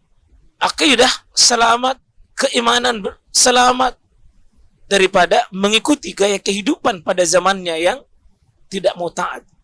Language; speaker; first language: Indonesian; native; Indonesian